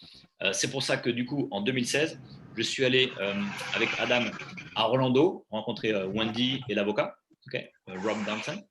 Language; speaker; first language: French; native; French